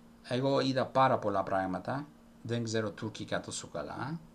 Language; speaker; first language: Greek; non-native, fluent; Italian